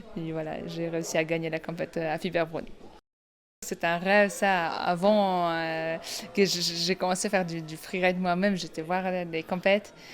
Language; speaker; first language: French; non-native, fluent; Polish